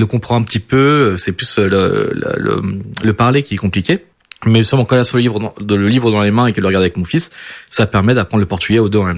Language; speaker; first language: French; early bilingual, other home language; Portuguese